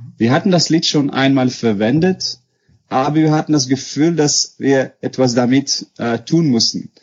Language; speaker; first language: German; non-native, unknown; Dutch